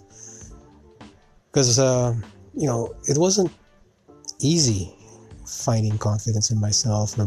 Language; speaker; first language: English; non-native, local second language; Filipino